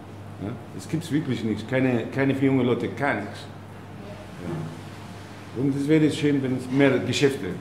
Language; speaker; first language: German; non-native, learner; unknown